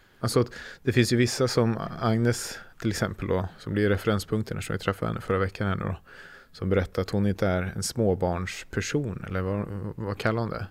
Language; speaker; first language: Swedish; native; Swedish